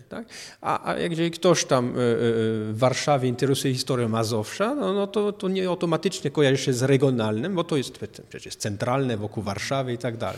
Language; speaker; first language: Polish; non-native, fluent; French